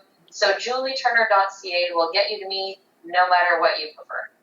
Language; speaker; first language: English; native; English